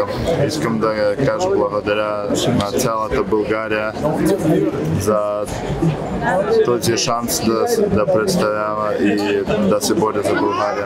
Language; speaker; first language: Bulgarian; non-native, learner; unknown